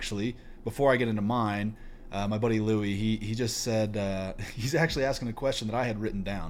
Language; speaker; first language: English; native; English